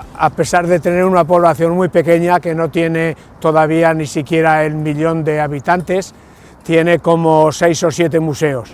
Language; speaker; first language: Spanish; native; Spanish